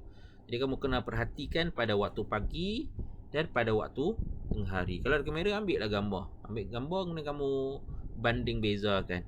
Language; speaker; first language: Malay; native; Malay